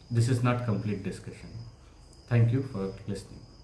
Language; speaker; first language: English; non-native, local second language; Kannada